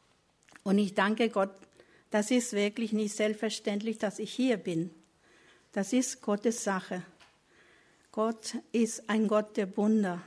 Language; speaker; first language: German; non-native, learner; Spanish